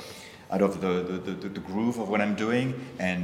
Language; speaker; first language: English; non-native, fluent; French